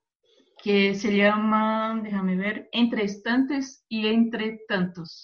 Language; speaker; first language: Spanish; non-native, fluent; Portuguese